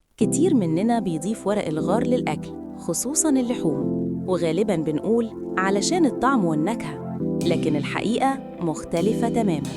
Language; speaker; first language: Arabic; native; Arabic